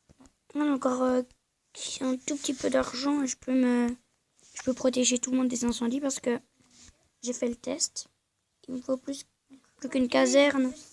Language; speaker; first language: French; native; French